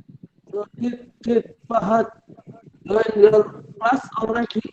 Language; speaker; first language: English; non-native, learner; Indonesian